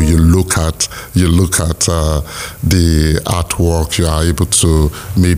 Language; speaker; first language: English; non-native, local second language; Yoruba